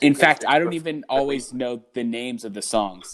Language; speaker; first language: English; native; English